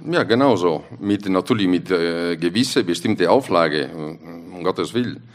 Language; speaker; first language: German; non-native, fluent; Italian